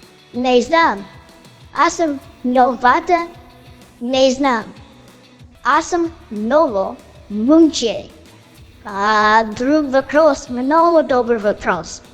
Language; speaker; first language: Bulgarian; non-native, learner; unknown